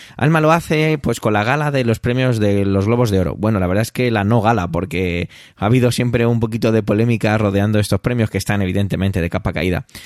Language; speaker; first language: Spanish; native; Spanish